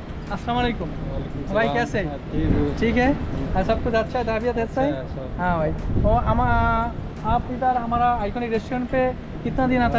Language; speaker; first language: Hindi; non-native, fluent; Bangla